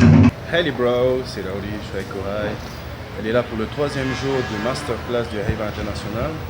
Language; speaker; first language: French; native; French